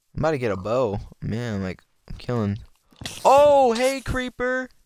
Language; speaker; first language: English; native; English